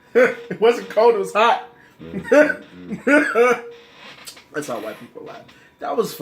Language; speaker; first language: English; native; English